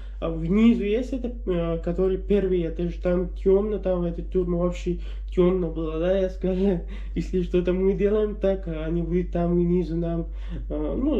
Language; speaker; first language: Russian; non-native, learner; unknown